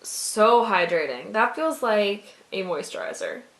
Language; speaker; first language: English; native; English